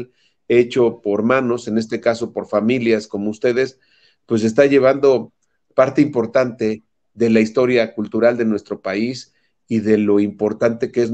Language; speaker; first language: Spanish; native; Spanish